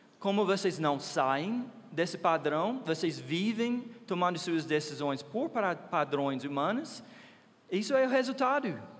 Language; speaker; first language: Portuguese; non-native, fluent; English